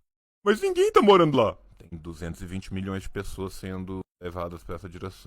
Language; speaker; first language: Portuguese; native; Portuguese